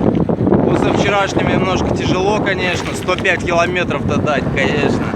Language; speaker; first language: Russian; native; Russian